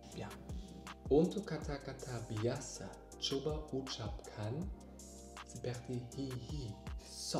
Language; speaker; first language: Indonesian; non-native, learner; German